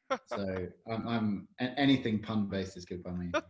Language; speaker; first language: English; native; English